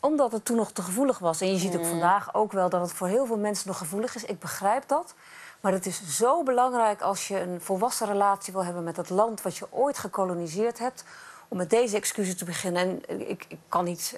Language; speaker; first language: Dutch; native; Dutch